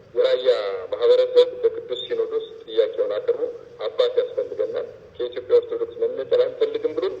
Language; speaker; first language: Amharic; native; Amharic